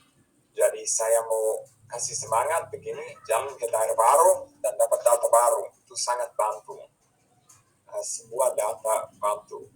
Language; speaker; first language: Indonesian; non-native, fluent; English